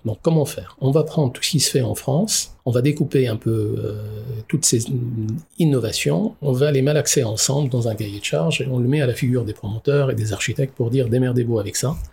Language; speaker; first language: French; non-native, local second language; Arabic